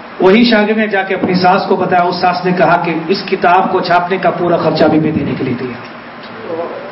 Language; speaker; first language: Urdu; native; Urdu